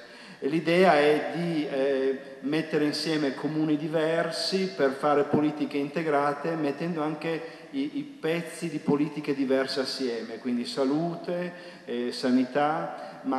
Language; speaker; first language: Italian; native; Italian